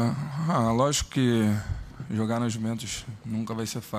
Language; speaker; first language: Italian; non-native, learner; Portuguese